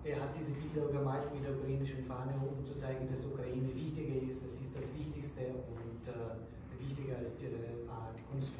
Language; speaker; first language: German; non-native, fluent; Ukrainian